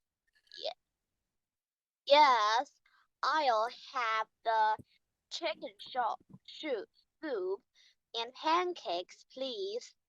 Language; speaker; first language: English; non-native, learner; Chinese